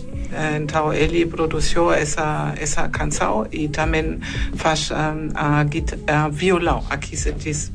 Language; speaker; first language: Portuguese; non-native, fluent; German